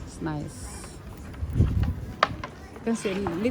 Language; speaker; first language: English; non-native, local second language; Filipino